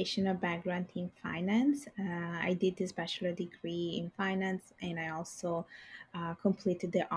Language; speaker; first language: English; non-native, fluent; Bangla